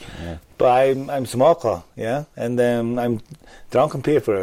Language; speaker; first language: English; non-native, learner; Korean